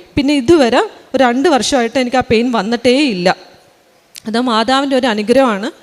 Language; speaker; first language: Malayalam; early bilingual, heritage; Malayalam